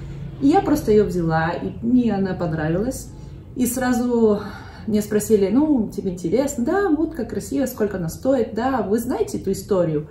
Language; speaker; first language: Russian; early bilingual, heritage; Russian